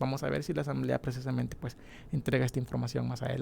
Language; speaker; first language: Spanish; native; Spanish